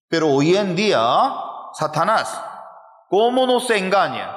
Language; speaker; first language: Spanish; non-native, fluent; Korean